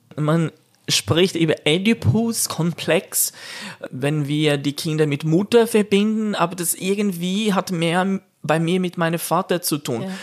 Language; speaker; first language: German; non-native, fluent; Portuguese